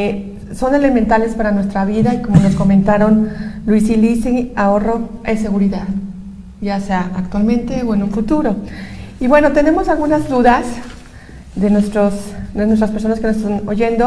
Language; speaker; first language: Spanish; native; Spanish